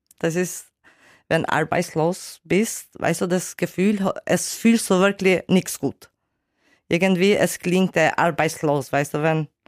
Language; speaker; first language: German; non-native, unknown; Albanian